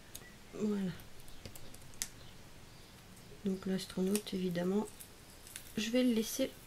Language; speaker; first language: French; native; French